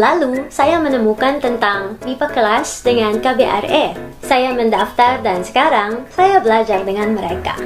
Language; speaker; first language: Indonesian; non-native, learner; Filipino